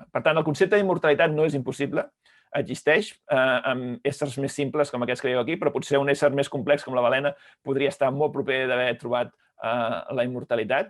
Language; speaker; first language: Catalan; native; Catalan